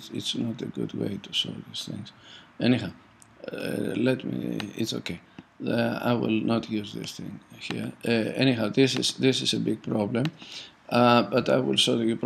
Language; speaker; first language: English; non-native, fluent; Greek